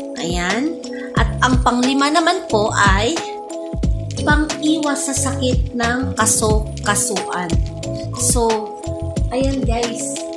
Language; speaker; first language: Filipino; non-native, local second language; Iloko